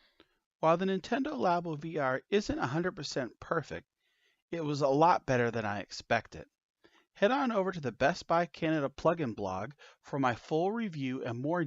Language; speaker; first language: English; native; English